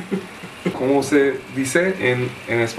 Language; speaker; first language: Spanish; non-native, learner; Turkish